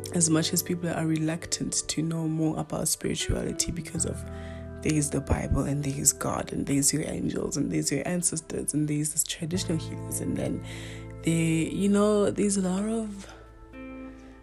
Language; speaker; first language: English; non-native, local second language; Northern Sotho